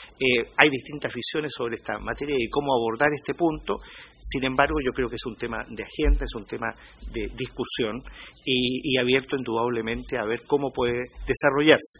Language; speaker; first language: Spanish; native; Spanish